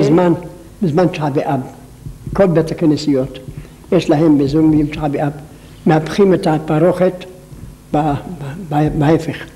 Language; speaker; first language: Hebrew; non-native, local second language; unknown